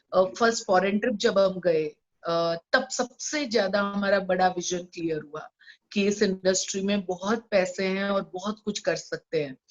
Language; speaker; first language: Hindi; non-native, local second language; Gujarati